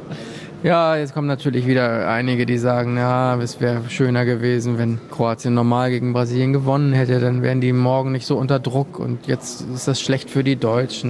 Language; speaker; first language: German; native; German